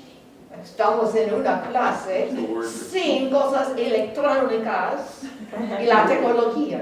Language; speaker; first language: Spanish; non-native, fluent; English